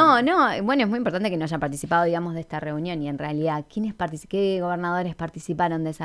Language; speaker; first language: Spanish; native; Spanish